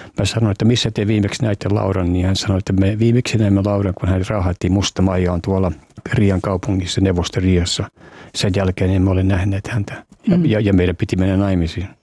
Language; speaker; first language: Finnish; native; Finnish